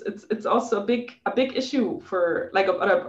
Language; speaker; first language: English; non-native, fluent; German